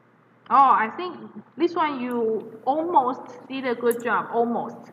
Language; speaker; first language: English; non-native, fluent; Chinese